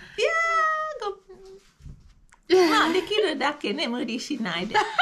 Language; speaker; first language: Japanese; non-native, fluent; English